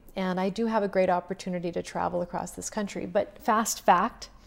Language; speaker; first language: English; native; English